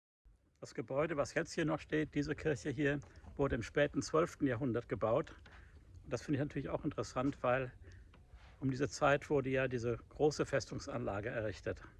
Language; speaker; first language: German; native; German